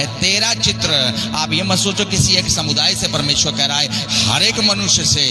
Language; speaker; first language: Hindi; native; Hindi